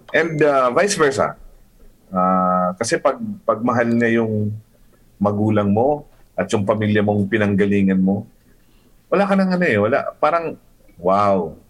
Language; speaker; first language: Filipino; native; Filipino